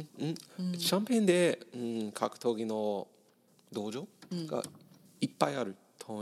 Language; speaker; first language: Japanese; non-native, learner; English